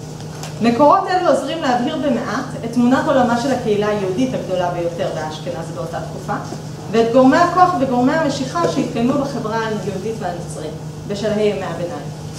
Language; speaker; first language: Hebrew; native; Hebrew